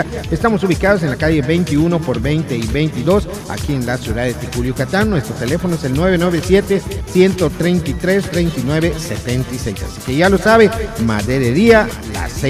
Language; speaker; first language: Spanish; native; Spanish